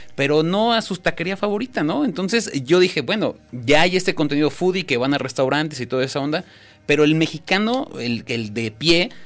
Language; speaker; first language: Spanish; native; Spanish